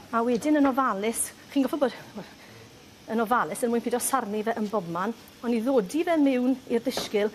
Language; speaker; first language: Welsh; native; Welsh